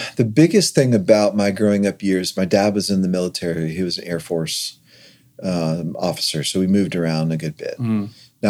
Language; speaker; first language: English; native; English